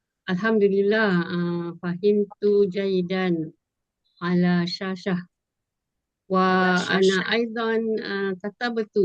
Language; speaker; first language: Arabic; non-native, learner; Malay